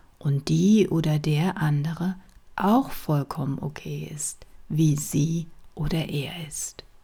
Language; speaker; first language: German; native; German